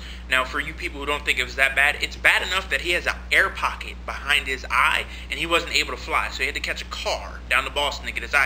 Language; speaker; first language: English; native; English